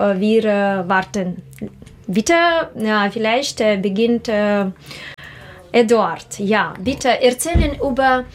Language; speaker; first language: German; non-native, learner; Russian